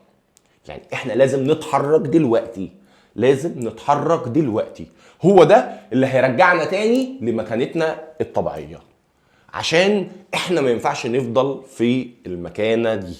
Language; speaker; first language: Arabic; native; Arabic